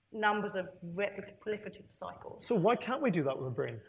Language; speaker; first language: English; native; English